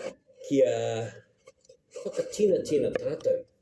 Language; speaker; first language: Māori; non-native, local second language; English